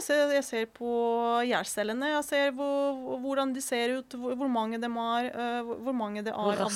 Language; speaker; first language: Norwegian; non-native, fluent; Ukrainian